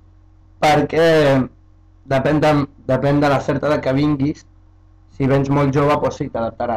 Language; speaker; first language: Catalan; early bilingual, other home language; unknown